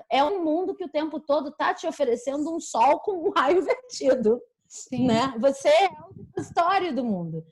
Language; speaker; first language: Portuguese; native; Portuguese